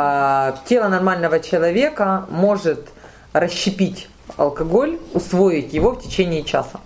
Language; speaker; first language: Russian; native; Russian